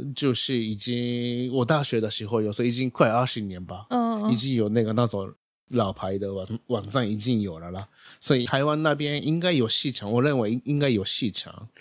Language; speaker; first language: Chinese; non-native, fluent; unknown